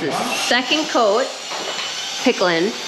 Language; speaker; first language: English; native; English